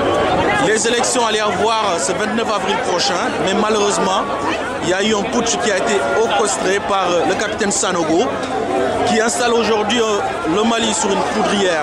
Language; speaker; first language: French; non-native, local second language; Soninke